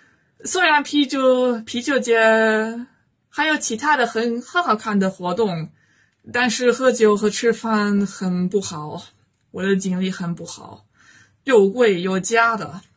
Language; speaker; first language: Chinese; non-native, fluent; German